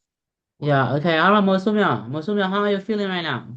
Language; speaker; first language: English; non-native, fluent; Burmese